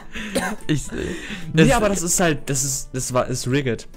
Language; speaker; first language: German; native; German